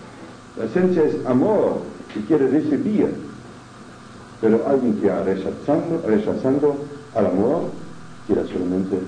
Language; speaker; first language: Spanish; non-native, fluent; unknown